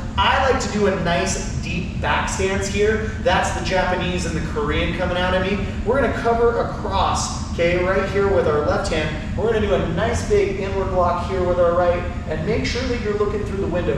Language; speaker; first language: English; native; English